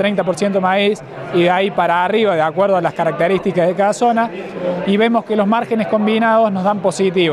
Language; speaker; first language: Spanish; native; Spanish